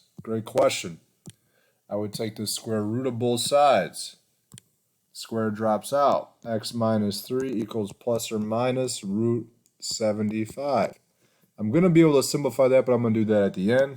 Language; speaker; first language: English; native; English